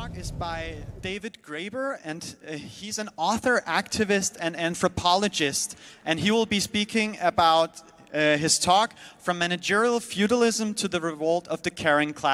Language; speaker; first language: English; non-native, fluent; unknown